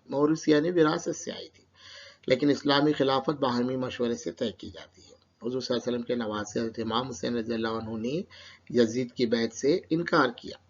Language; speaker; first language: Urdu; native; Urdu